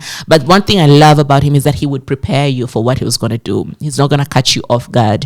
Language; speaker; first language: English; non-native, local second language; Swahili